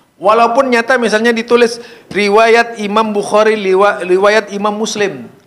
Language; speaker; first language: Indonesian; non-native, local second language; Madurese